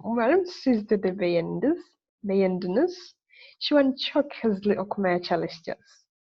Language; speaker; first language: Turkish; non-native, learner; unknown